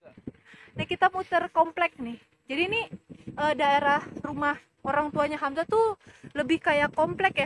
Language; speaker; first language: Indonesian; native; Indonesian